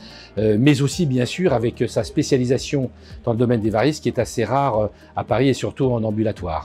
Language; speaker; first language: French; native; French